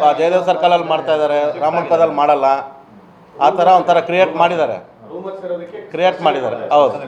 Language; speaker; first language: Kannada; native; Kannada